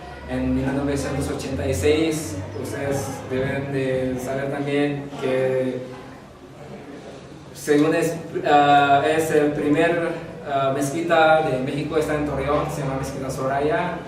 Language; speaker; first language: Spanish; non-native, fluent; Javanese